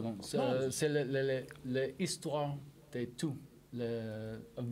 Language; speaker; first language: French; non-native, learner; English